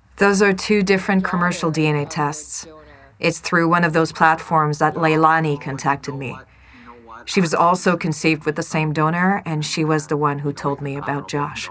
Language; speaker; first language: English; non-native, fluent; French